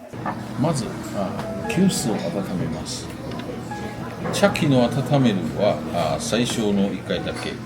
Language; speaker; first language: Japanese; non-native, learner; Chinese